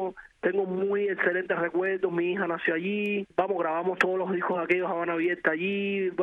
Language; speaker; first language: Spanish; native; Spanish